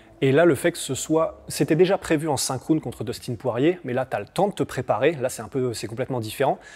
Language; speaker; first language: French; native; French